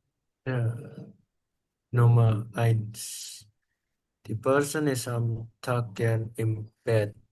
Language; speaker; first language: German; non-native, learner; Indonesian